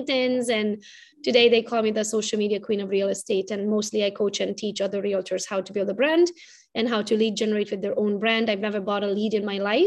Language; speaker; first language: English; non-native, fluent; Romanian